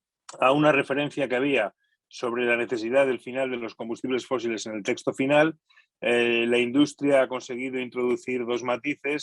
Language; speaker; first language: Spanish; native; Spanish